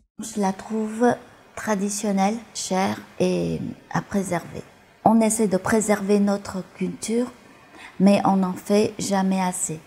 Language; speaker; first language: French; early bilingual, other home language; Vietnamese